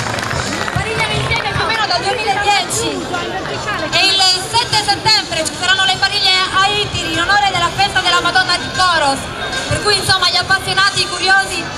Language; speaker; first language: Italian; native; Italian